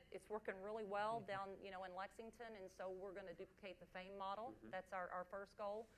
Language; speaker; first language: English; native; English